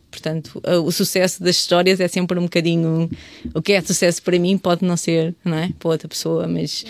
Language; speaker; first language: Portuguese; native; Portuguese